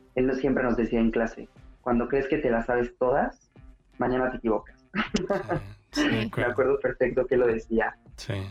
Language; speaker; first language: Spanish; native; Spanish